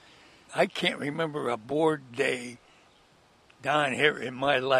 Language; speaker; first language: English; native; English